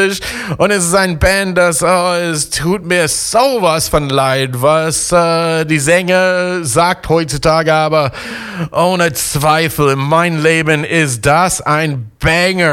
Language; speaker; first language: German; non-native, fluent; English